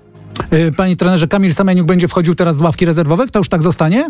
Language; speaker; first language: Polish; native; Polish